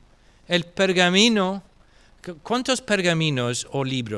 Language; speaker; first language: Spanish; non-native, fluent; English